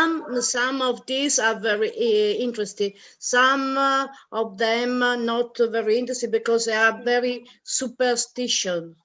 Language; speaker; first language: English; non-native, learner; Italian